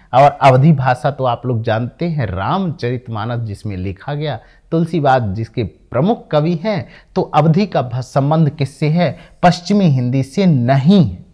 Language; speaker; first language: Hindi; native; Hindi